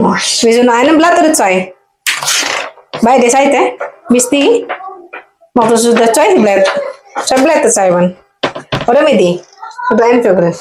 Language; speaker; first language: German; non-native, learner; Indonesian